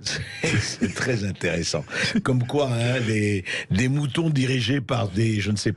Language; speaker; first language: French; native; French